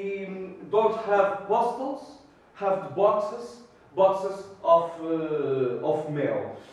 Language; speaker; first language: English; non-native, learner; Portuguese